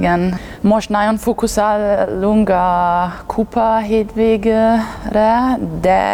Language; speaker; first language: Hungarian; non-native, learner; German